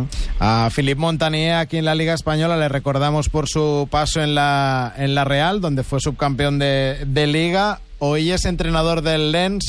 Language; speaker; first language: Spanish; native; Spanish